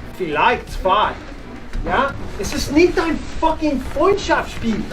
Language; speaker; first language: German; non-native, learner; English